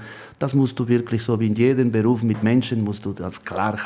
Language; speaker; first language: German; non-native, fluent; Spanish